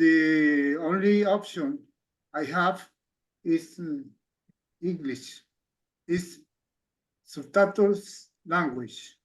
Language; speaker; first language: English; non-native, learner; Spanish